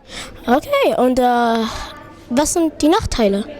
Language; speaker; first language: German; non-native, local second language; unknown